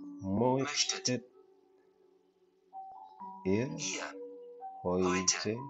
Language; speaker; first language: German; non-native, learner; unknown